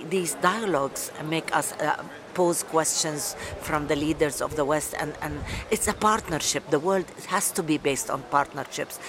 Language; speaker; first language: English; non-native, fluent; Arabic